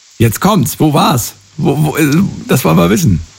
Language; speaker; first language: German; native; German